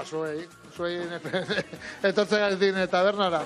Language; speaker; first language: Basque; non-native, local second language; Spanish